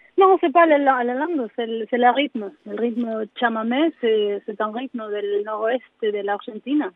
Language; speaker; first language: French; non-native, learner; Spanish